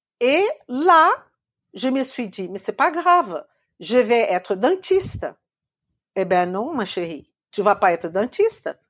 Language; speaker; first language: French; non-native, fluent; Portuguese